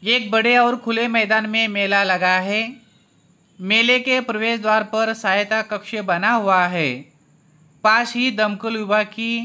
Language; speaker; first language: Hindi; non-native, local second language; Marathi